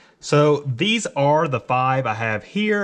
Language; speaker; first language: English; native; English